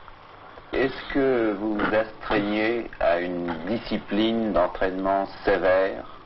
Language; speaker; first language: French; native; French